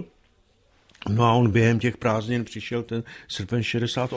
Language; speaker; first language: Czech; native; Czech